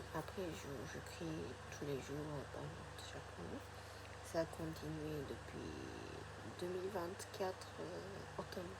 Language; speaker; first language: French; non-native, fluent; Japanese